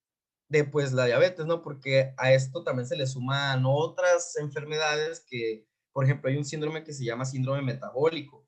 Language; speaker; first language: Spanish; native; Spanish